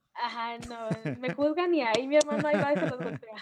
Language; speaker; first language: Spanish; native; Spanish